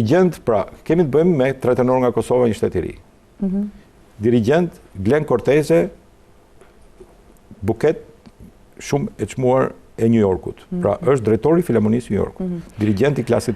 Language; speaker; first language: Albanian; native; Albanian